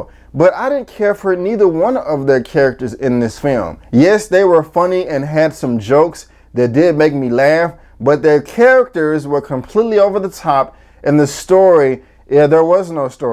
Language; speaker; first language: English; native; English